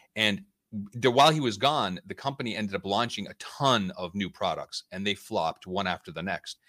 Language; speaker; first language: English; native; English